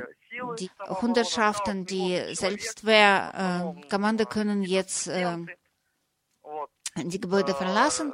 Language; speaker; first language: German; non-native, fluent; Russian